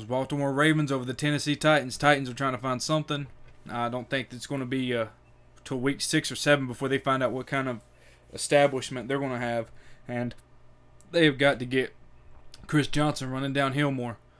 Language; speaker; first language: English; native; English